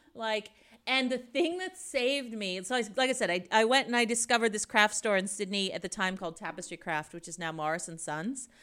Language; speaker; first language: English; native; English